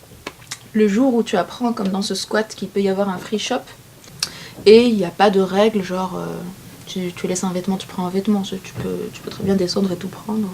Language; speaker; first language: French; non-native, local second language; Arabic